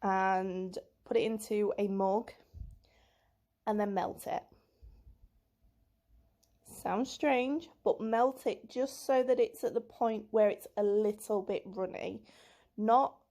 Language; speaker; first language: English; native; English